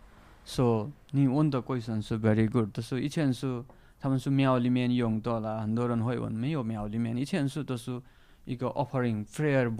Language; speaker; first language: Chinese; non-native, fluent; Nepali